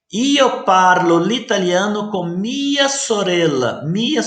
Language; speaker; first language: Italian; non-native, fluent; Portuguese